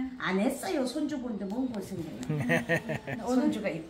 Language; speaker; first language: Korean; native; Korean